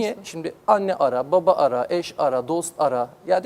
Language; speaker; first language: Turkish; native; Turkish